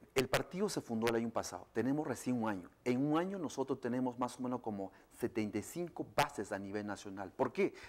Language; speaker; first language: Spanish; non-native, local second language; Shipibo-Conibo